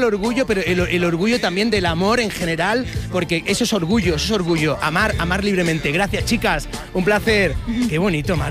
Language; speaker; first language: Spanish; native; Spanish